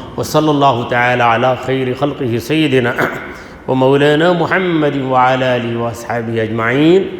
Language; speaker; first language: Urdu; native; Urdu